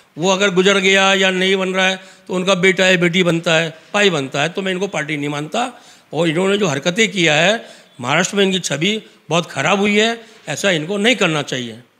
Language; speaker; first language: Hindi; native; Hindi